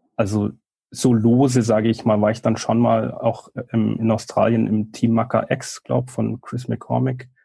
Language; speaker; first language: German; native; German